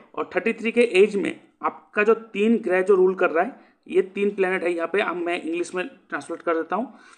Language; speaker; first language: Hindi; non-native, local second language; Assamese